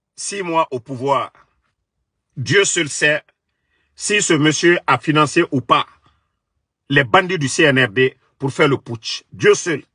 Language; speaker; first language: French; non-native, local second language; Mandingo